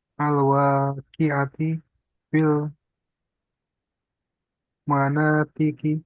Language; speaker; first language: Arabic; non-native, learner; Indonesian